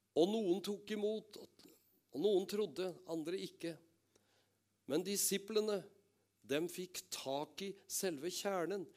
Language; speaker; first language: Norwegian; native; Norwegian